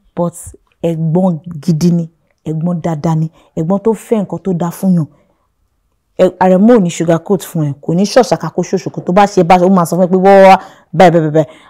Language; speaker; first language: Yoruba; non-native, local second language; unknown